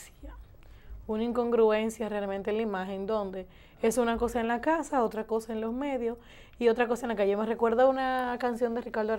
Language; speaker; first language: Spanish; native; Spanish